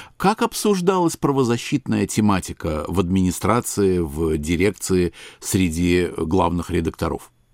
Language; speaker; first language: Russian; native; Russian